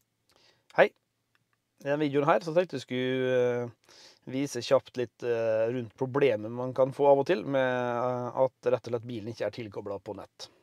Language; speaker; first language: Norwegian; native; Norwegian